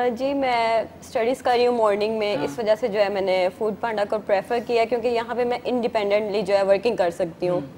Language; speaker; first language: Urdu; native; Urdu